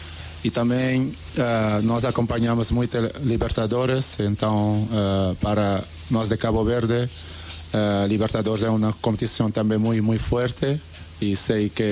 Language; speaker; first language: Spanish; non-native, learner; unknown